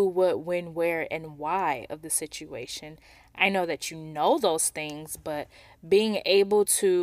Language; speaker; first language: English; native; English